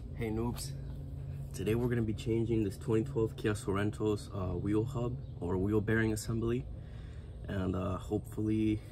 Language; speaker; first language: English; early bilingual, other home language; Spanish